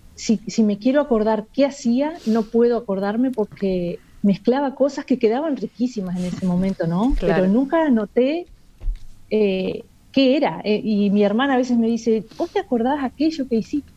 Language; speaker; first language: Spanish; native; Spanish